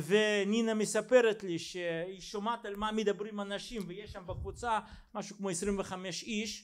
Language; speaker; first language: Hebrew; non-native, fluent; Russian